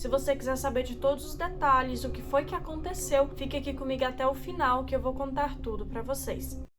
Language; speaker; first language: Portuguese; native; Portuguese